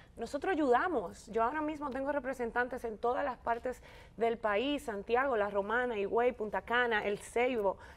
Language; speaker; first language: Spanish; native; Spanish